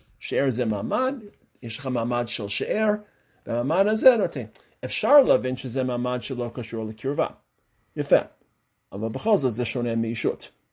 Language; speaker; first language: Hebrew; non-native, fluent; English